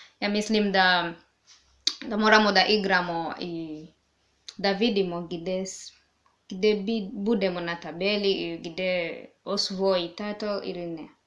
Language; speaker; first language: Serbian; non-native, learner; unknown